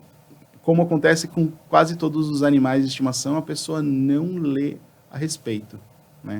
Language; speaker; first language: Portuguese; native; Portuguese